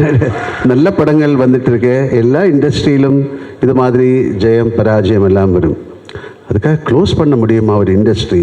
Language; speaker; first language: Tamil; non-native, learner; Malayalam